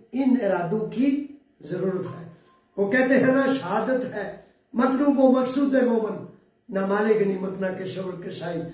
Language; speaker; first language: Urdu; non-native, local second language; Punjabi